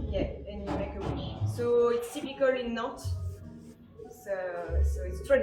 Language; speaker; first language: English; non-native, learner; French